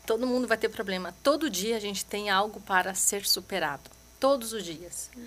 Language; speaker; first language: Portuguese; early bilingual, other home language; Arabic